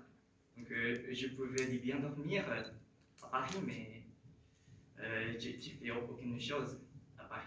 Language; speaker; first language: French; non-native, fluent; Japanese